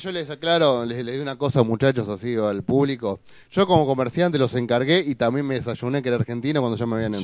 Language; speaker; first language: Spanish; native; Spanish